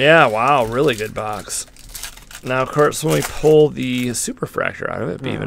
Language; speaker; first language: English; native; English